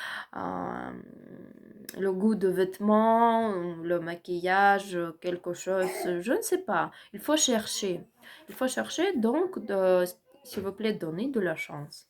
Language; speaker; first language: French; non-native, learner; Ukrainian